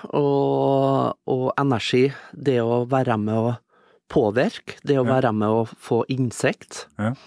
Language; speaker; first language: Norwegian; native; Norwegian